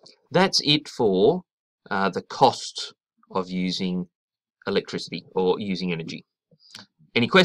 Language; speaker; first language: English; native; English